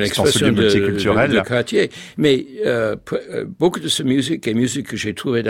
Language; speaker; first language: French; non-native, fluent; English